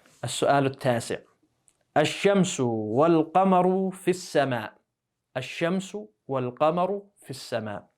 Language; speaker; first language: Arabic; non-native, fluent; English